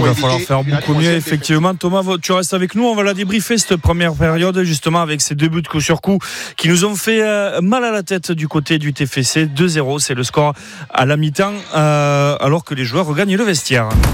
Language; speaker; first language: French; native; French